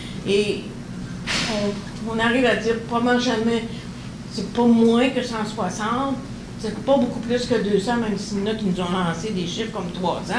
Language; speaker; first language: French; native; French